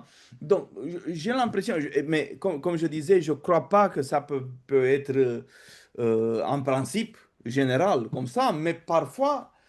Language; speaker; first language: French; non-native, fluent; Romanian